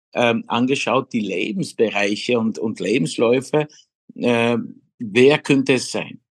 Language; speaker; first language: German; non-native, fluent; Polish